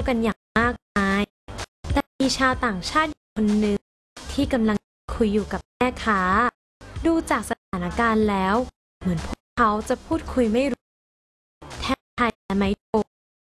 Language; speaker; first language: Thai; native; Thai